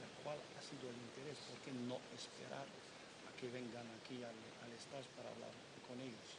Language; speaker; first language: Spanish; non-native, fluent; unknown